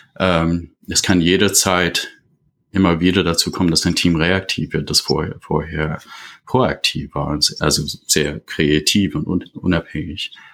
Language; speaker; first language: German; non-native, fluent; English